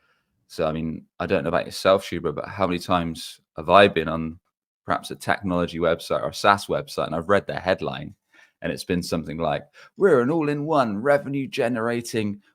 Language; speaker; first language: English; native; English